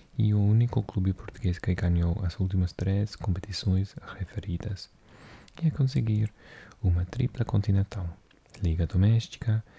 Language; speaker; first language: Portuguese; non-native, learner; English